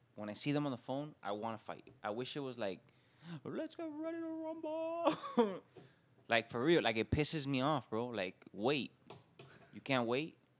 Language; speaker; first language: English; early bilingual, other home language; Spanish